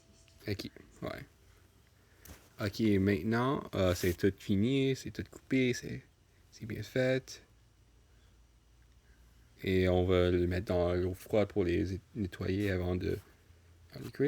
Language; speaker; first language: French; non-native, local second language; English